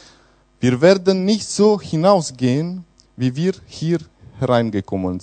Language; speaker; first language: German; non-native, fluent; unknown